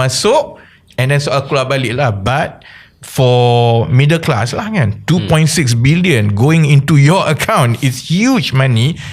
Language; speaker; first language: English; non-native, local second language; Malay